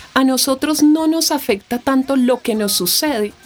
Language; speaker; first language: Spanish; native; Spanish